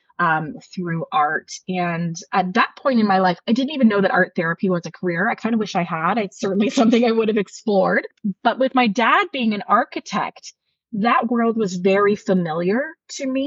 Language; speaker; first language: English; native; English